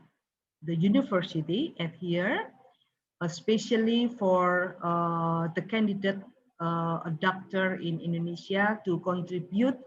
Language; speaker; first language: English; non-native, learner; Indonesian